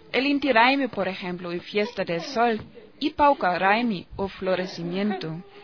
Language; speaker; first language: Spanish; non-native, fluent; German